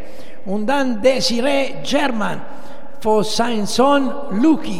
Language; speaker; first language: German; non-native, learner; Italian